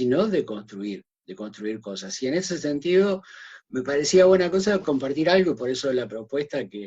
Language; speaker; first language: Spanish; native; Spanish